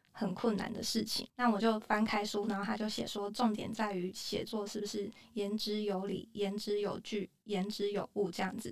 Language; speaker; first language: Chinese; native; Chinese